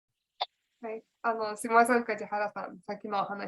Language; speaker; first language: Japanese; non-native, learner; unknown